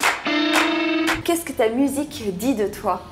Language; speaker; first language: French; native; French